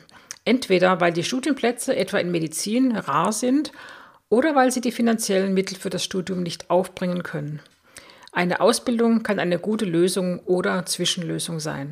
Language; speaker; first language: German; native; German